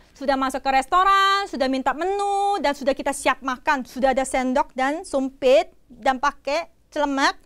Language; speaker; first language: Indonesian; non-native, fluent; Korean